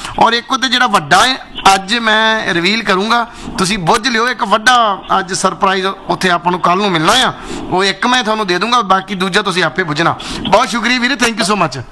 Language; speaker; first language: Punjabi; native; Punjabi